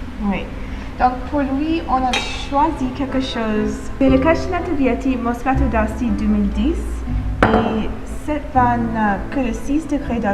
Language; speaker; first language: French; non-native, fluent; English